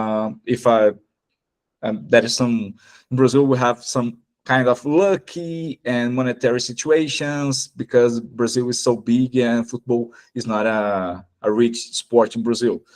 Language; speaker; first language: English; non-native, fluent; Portuguese